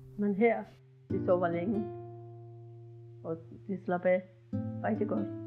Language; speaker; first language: Danish; non-native, learner; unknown